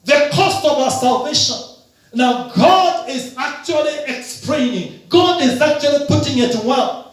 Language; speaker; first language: English; non-native, local second language; Swahili